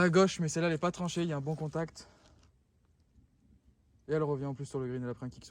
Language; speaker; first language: French; native; French